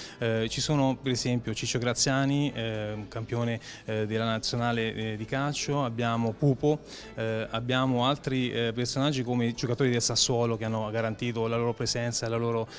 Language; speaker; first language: Italian; native; Italian